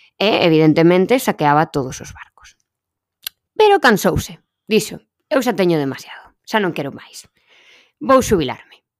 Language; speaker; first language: Galician; non-native, local second language; Spanish